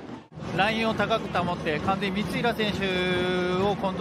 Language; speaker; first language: Japanese; native; Japanese